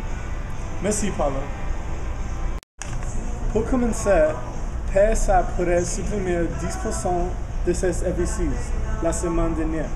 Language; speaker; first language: French; non-native, learner; English